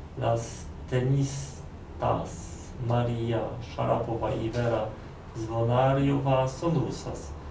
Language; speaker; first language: Spanish; non-native, learner; Polish